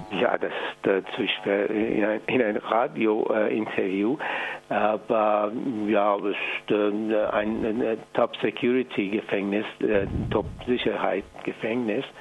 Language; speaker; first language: German; non-native, fluent; Persian